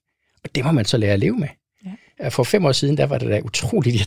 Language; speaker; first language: Danish; native; Danish